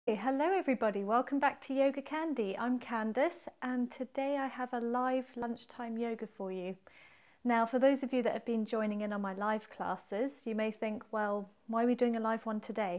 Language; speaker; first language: English; native; English